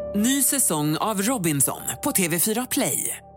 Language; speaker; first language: Swedish; native; Swedish